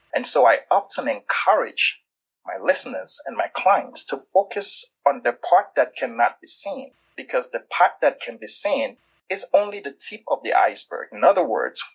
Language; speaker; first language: English; non-native, local second language; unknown